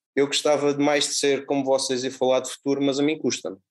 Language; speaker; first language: Portuguese; native; Portuguese